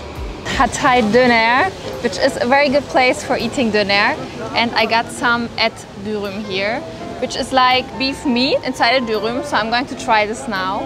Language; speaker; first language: English; non-native, fluent; German